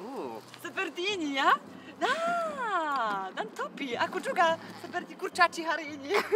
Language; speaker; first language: Indonesian; non-native, learner; Polish